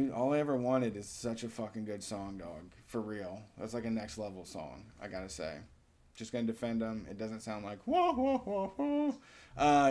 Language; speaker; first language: English; native; English